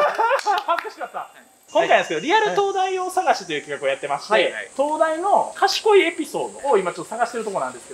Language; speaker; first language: Japanese; native; Japanese